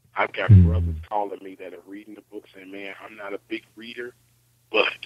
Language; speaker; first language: English; native; English